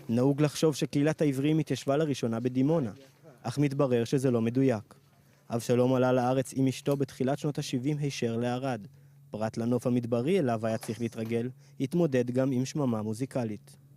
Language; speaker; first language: Hebrew; native; Hebrew